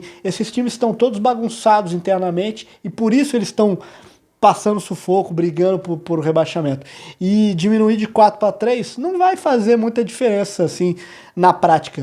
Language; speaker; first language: Portuguese; native; Portuguese